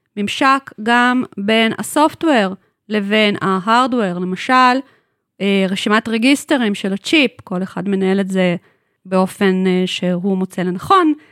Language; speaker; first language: Hebrew; non-native, fluent; Russian